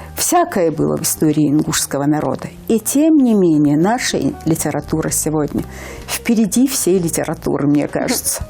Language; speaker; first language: Russian; non-native, local second language; Ingush